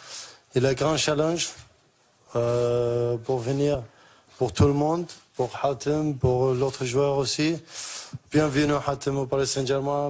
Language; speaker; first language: French; non-native, learner; Arabic